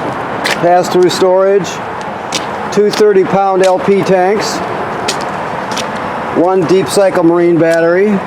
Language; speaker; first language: English; native; English